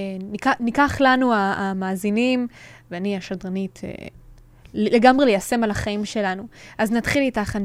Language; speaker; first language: Hebrew; native; Hebrew